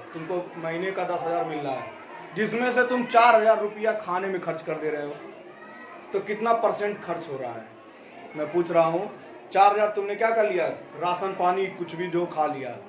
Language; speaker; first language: Hindi; native; Hindi